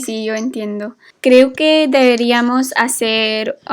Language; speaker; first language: Spanish; non-native, fluent; English